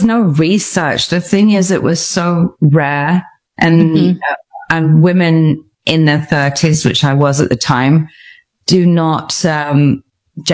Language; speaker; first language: English; native; English